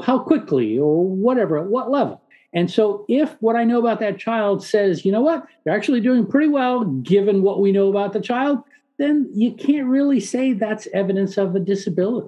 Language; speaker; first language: English; early bilingual, other home language; Spanish